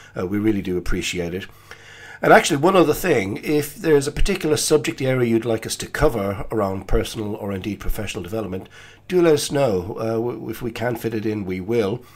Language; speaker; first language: English; native; English